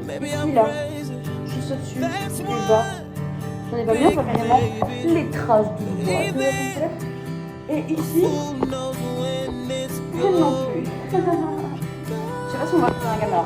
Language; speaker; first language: French; native; French